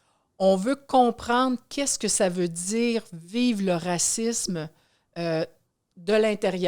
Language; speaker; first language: French; native; French